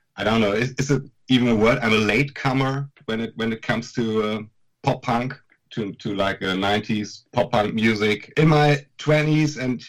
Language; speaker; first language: English; non-native, fluent; German